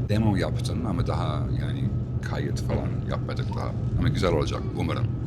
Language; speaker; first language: Turkish; non-native, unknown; English